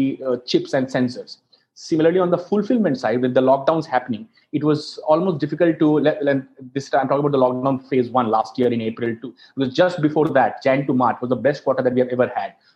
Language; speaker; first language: English; non-native, local second language; Hindi